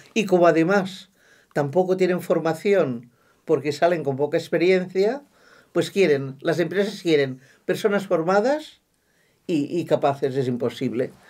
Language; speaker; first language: Spanish; non-native, local second language; Catalan